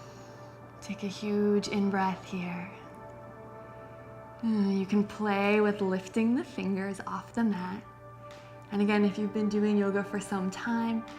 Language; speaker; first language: English; native; English